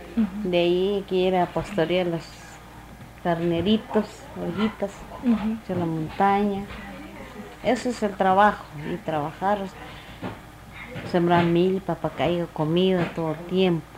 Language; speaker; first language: Spanish; non-native, local second language; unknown